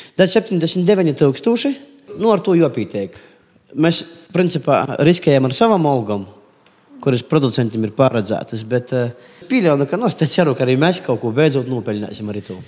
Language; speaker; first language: Latvian; native; Latvian